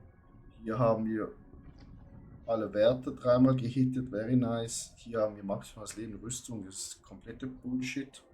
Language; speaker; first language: German; native; German